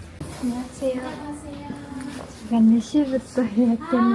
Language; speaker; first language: Korean; non-native, learner; Japanese